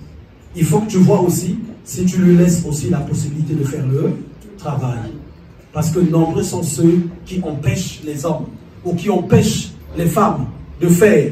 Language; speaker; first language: French; non-native, local second language; Lingala